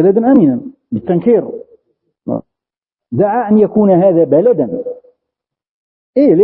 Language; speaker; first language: Arabic; native; Arabic